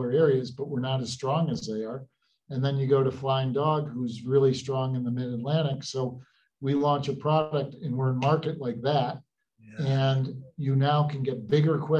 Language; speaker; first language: English; native; English